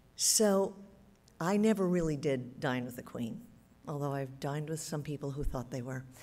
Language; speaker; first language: English; native; English